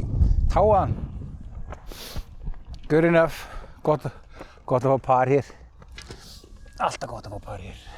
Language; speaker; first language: Icelandic; native; Icelandic